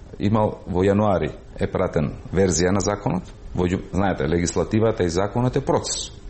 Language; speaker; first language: Macedonian; native; Macedonian